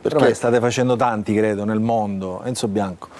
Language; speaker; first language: Italian; native; Italian